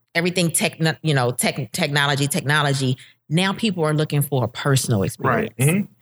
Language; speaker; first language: English; native; English